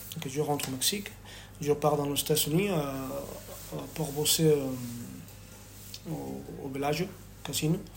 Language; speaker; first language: French; non-native, fluent; Spanish